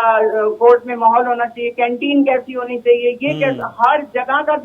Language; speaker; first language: Hindi; native; Hindi